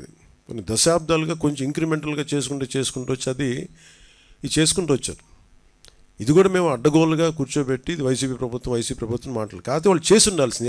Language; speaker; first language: Telugu; native; Telugu